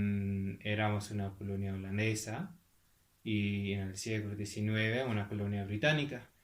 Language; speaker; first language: Spanish; non-native, fluent; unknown